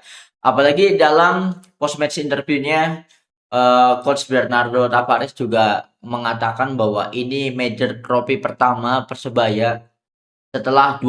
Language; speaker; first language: Indonesian; native; Indonesian